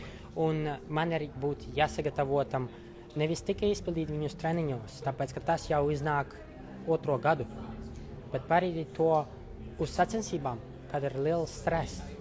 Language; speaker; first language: Latvian; non-native, local second language; Russian